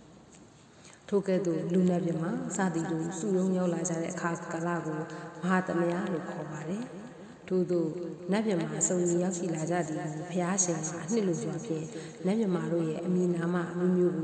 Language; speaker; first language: Burmese; native; Burmese